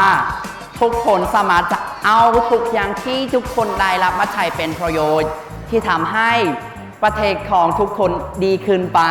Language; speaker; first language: Thai; non-native, fluent; Khmer